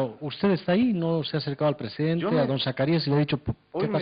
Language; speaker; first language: Spanish; native; Spanish